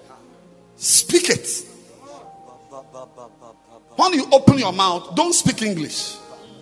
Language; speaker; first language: English; non-native, local second language; Akan